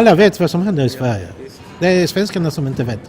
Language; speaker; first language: Swedish; non-native, fluent; Polish